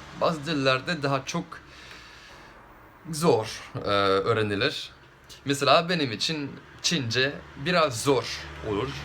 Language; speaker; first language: Turkish; non-native, fluent; French